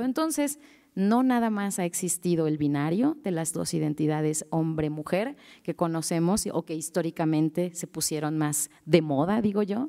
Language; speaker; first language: Spanish; native; Spanish